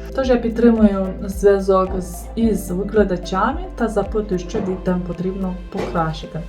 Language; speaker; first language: Ukrainian; non-native, fluent; Romanian